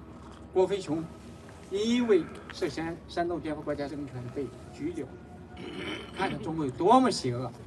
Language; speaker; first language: Chinese; native; Chinese